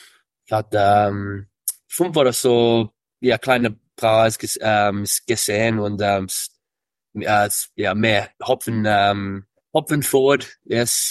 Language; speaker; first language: German; early bilingual, heritage; English